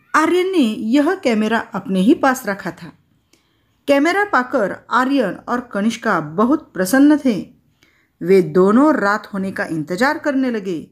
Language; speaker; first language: Hindi; non-native, local second language; Marathi